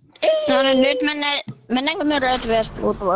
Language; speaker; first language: Finnish; native; Finnish